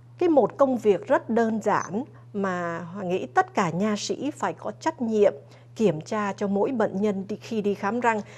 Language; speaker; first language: Vietnamese; early bilingual, other home language; English